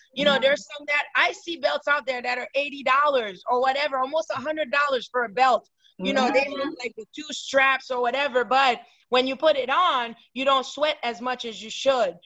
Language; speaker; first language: English; non-native, fluent; Haitian Creole